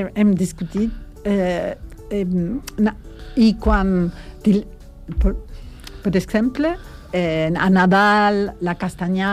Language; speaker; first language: Catalan; non-native, learner; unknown